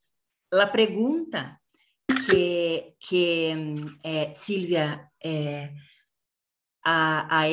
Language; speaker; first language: Spanish; non-native, learner; Portuguese